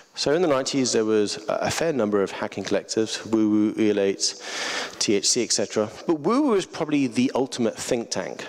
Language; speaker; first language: English; native; English